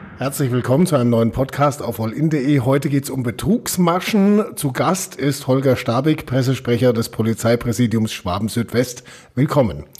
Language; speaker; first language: German; native; German